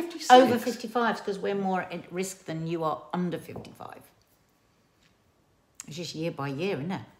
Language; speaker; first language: English; native; English